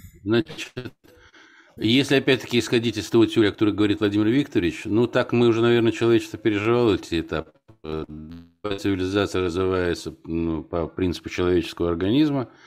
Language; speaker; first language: Russian; native; Russian